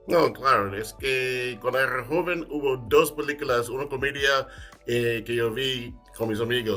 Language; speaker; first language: Spanish; non-native, fluent; English